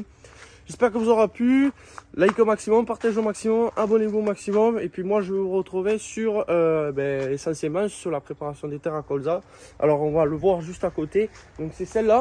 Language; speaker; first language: French; native; French